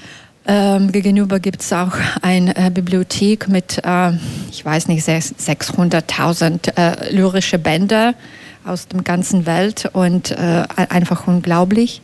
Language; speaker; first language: German; non-native, fluent; Belarusian